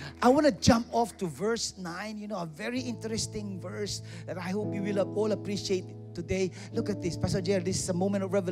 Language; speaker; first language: English; non-native, local second language; Filipino